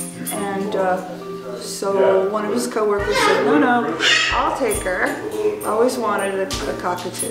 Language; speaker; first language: English; native; English